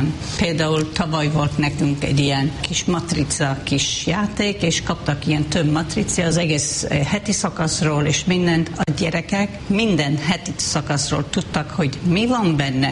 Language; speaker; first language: Hungarian; non-native, fluent; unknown